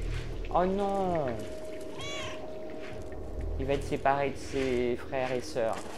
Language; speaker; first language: French; native; French